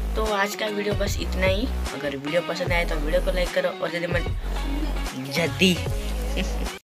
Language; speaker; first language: Hindi; non-native, local second language; Odia